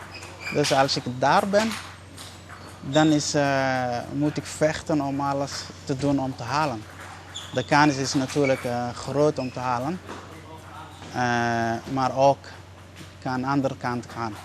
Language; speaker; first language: Dutch; non-native, learner; Somali